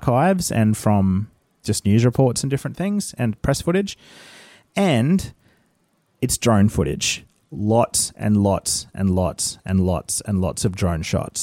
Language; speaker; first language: English; native; English